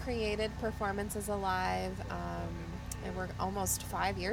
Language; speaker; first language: English; native; English